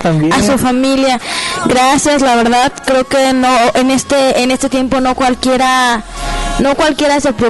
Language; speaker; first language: Spanish; native; Spanish